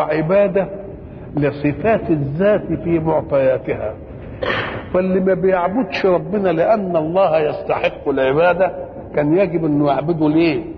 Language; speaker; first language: Arabic; native; Arabic